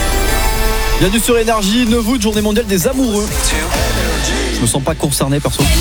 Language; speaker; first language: French; native; French